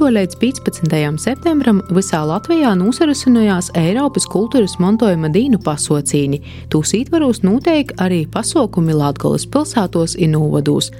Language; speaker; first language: Latvian; native; Latvian